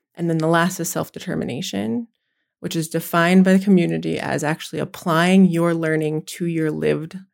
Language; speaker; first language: English; native; English